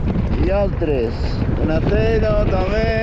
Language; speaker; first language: Catalan; native; Catalan